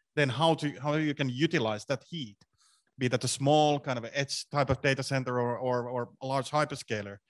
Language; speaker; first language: English; non-native, fluent; Finnish